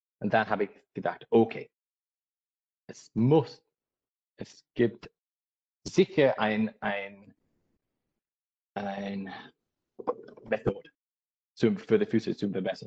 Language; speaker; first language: German; non-native, learner; English